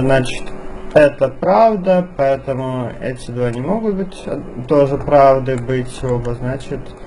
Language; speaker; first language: Russian; native; Russian